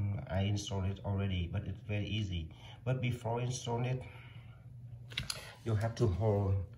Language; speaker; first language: English; non-native, learner; Vietnamese